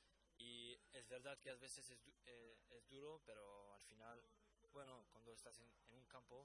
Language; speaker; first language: Spanish; non-native, fluent; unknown